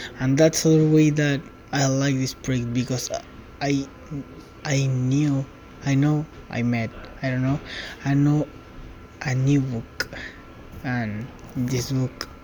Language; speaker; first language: English; non-native, learner; Spanish